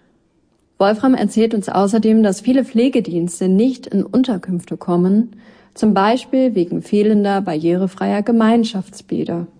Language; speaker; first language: German; native; German